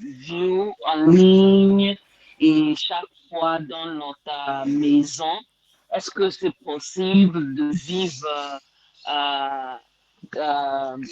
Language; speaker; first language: French; non-native, learner; English